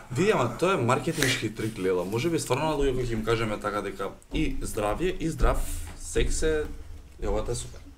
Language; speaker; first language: Macedonian; native; Macedonian